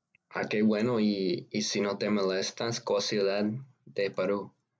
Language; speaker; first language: Spanish; non-native, learner; English